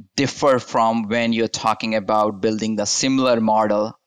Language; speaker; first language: English; non-native, local second language; Hindi